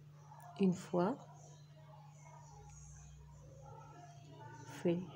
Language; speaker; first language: French; native; French